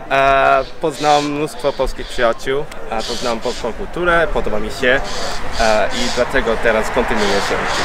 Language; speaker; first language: Polish; non-native, fluent; Cantonese